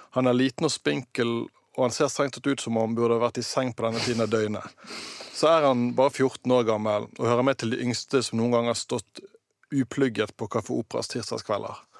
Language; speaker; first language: Norwegian; native; Norwegian